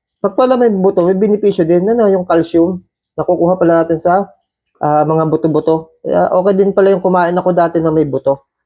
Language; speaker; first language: Filipino; native; Filipino